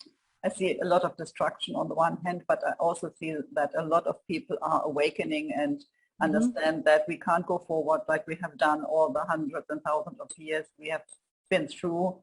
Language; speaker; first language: English; non-native, fluent; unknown